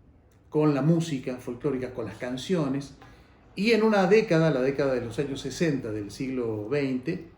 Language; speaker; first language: Spanish; native; Spanish